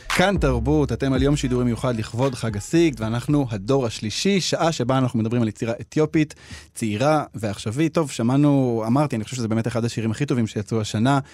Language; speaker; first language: Hebrew; native; Hebrew